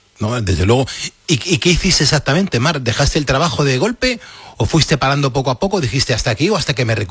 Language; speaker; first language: Spanish; native; Spanish